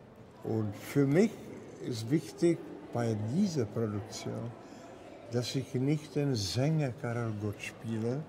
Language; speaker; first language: German; non-native, fluent; Czech